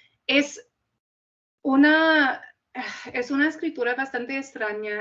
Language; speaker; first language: Spanish; non-native, fluent; English